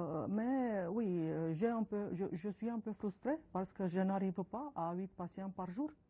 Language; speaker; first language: French; non-native, learner; Romanian